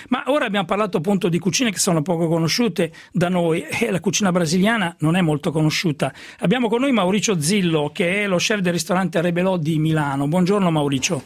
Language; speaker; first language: Italian; native; Italian